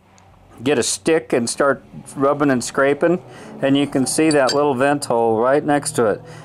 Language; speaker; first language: English; native; English